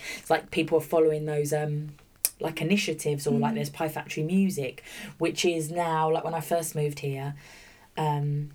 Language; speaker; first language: English; native; English